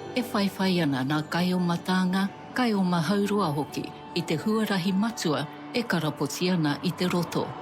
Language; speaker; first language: Māori; native; Māori